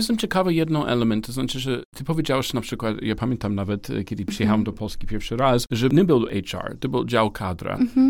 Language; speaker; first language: Polish; non-native, learner; English